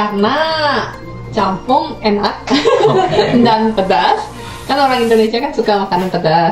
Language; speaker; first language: Indonesian; non-native, fluent; Korean